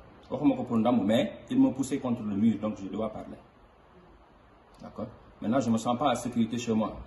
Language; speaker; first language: French; non-native, local second language; Wolof